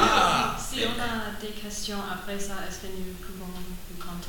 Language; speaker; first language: French; non-native, learner; English